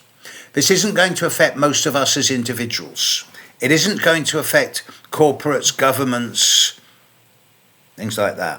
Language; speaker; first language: English; native; English